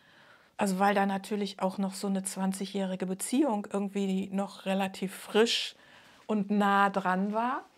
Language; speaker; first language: German; native; German